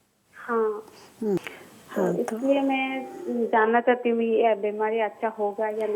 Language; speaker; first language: Hindi; non-native, local second language; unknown